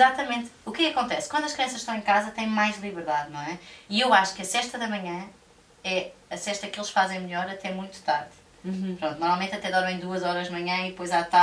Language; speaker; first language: Portuguese; native; Portuguese